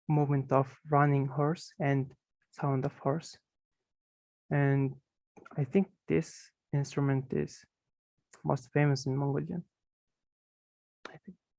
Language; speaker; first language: English; non-native, fluent; Mongolian